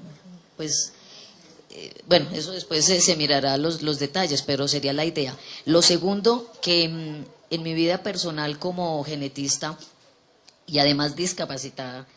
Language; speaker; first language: Spanish; native; Spanish